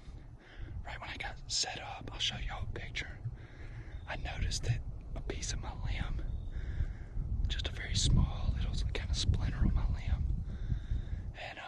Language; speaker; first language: English; native; English